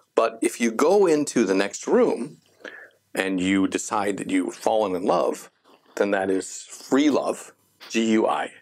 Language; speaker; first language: English; native; English